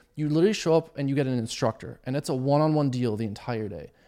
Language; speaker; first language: English; early bilingual, other home language; German